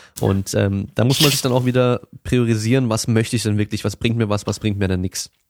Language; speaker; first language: German; native; German